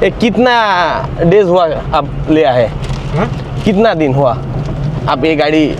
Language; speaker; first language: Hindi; non-native, learner; Bangla